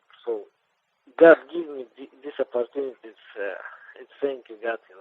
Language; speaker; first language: English; non-native, learner; Russian